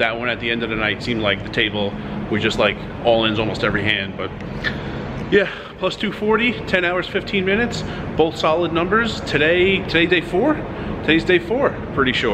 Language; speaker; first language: English; native; English